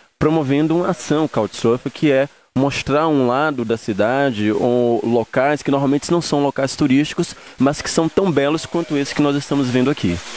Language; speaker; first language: Portuguese; native; Portuguese